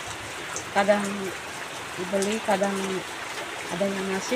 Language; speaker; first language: Indonesian; non-native, local second language; Sundanese